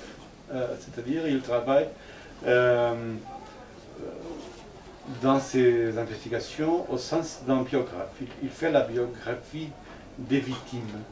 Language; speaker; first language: French; non-native, fluent; Portuguese